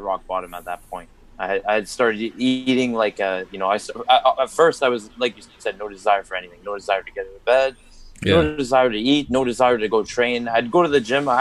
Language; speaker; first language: English; native; English